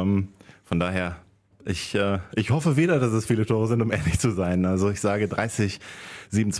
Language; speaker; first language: German; native; German